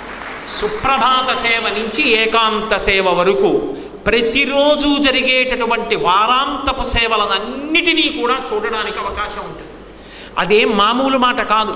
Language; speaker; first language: Telugu; native; Telugu